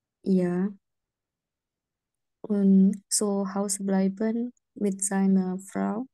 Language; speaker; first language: German; non-native, learner; Indonesian